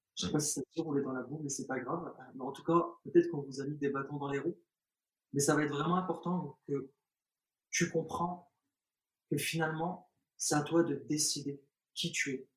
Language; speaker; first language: French; early bilingual, other home language; Arabic